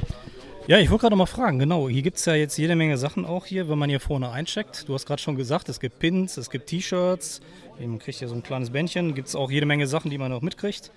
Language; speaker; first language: German; native; German